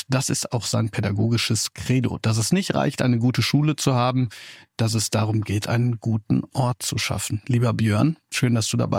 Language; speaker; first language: German; native; German